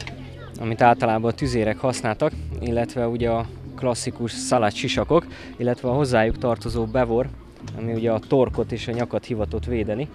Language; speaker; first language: Hungarian; native; Hungarian